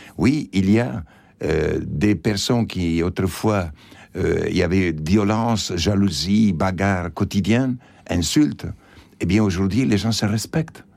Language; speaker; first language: French; non-native, fluent; Spanish